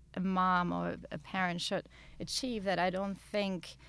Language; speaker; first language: English; non-native, fluent; German